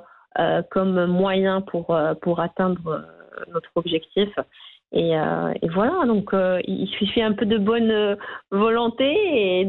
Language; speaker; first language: French; non-native, local second language; Arabic